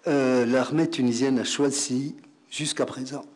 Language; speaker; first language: French; non-native, local second language; Arabic